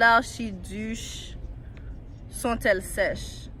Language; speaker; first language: French; non-native, learner; Haitian Creole